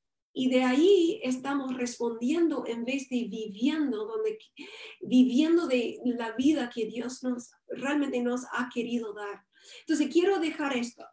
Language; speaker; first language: Spanish; non-native, fluent; English